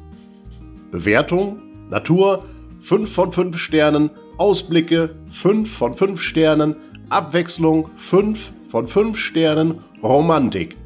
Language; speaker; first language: German; native; German